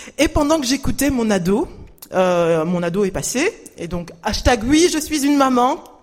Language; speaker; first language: French; native; French